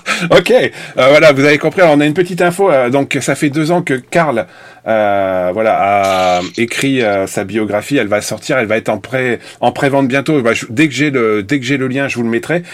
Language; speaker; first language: French; native; French